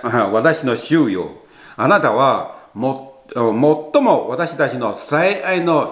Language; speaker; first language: Japanese; non-native, fluent; Chinese